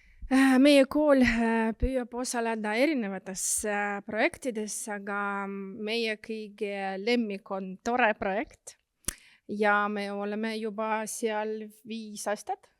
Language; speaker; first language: Estonian; non-native, local second language; Russian